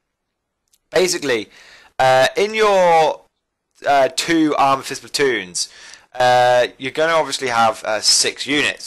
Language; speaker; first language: English; native; English